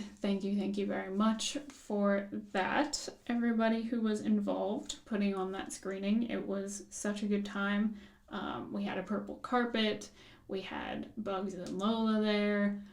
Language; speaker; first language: English; native; English